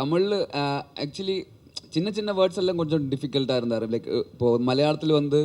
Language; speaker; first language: Tamil; non-native, learner; Malayalam